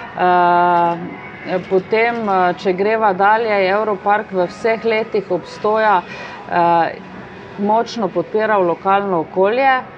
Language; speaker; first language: Slovenian; native; Slovenian